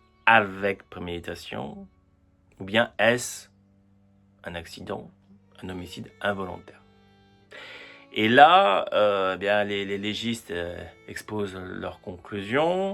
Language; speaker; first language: French; native; French